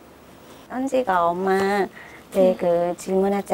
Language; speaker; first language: Korean; non-native, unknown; Khmer